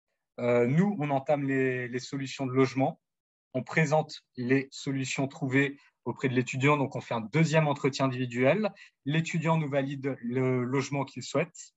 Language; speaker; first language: French; native; French